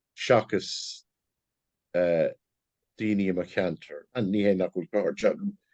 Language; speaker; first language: Irish; non-native, local second language; English